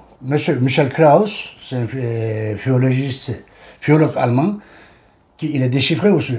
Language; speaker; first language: French; non-native, learner; Turkish